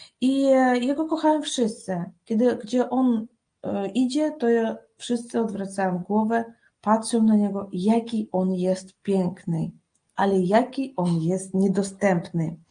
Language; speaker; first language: Polish; non-native, fluent; Russian